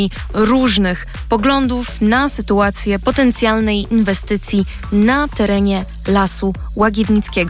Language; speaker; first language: Polish; native; Polish